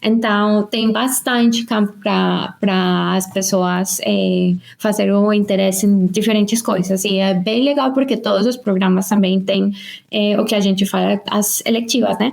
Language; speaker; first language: Portuguese; non-native, fluent; Spanish